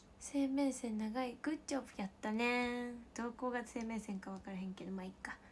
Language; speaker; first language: Japanese; native; Japanese